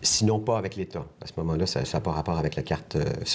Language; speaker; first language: French; native; French